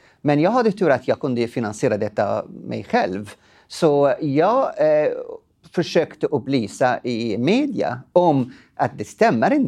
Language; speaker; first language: Swedish; non-native, fluent; Arabic